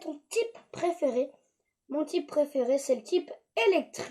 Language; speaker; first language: French; native; French